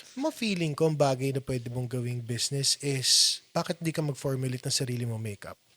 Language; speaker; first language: Filipino; native; Filipino